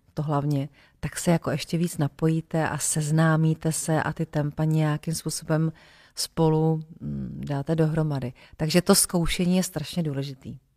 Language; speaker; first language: Czech; native; Czech